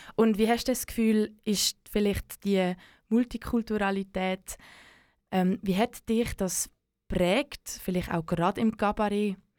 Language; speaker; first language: German; native; German